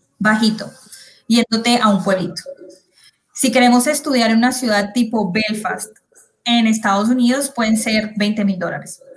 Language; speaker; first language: Spanish; native; Spanish